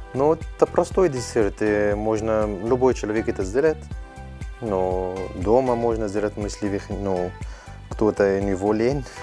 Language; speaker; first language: Russian; non-native, learner; Arabic